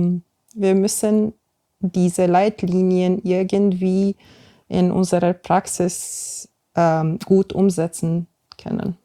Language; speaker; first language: German; non-native, fluent; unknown